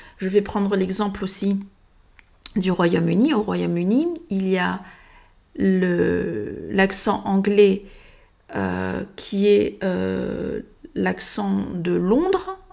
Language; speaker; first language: French; early bilingual, heritage; French